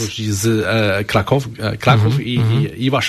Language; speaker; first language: Polish; non-native, learner; Chinese